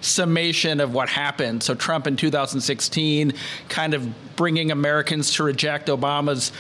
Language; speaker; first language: English; native; English